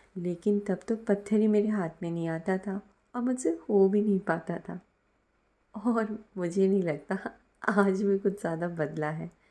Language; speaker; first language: Hindi; native; Hindi